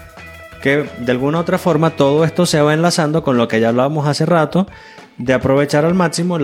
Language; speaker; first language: Spanish; native; Spanish